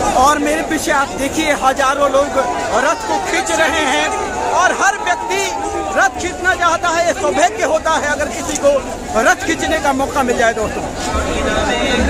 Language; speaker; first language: Hindi; native; Hindi